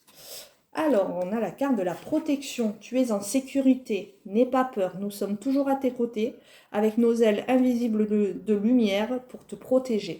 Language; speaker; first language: French; native; French